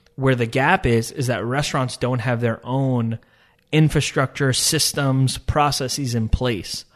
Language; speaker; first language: English; early bilingual, other home language; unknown